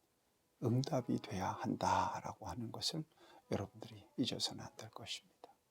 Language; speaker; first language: Korean; native; Korean